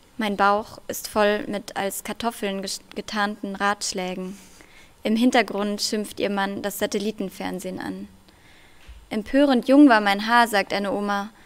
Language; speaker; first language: German; early bilingual, other home language; Russian